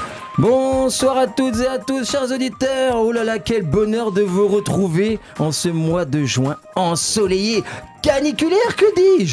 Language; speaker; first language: French; native; French